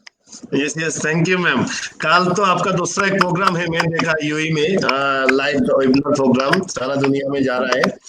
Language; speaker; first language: Hindi; non-native, learner; Bangla